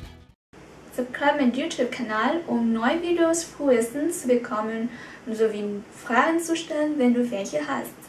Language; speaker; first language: German; non-native, fluent; Vietnamese